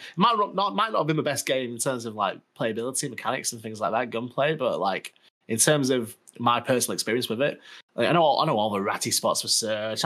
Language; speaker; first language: English; native; English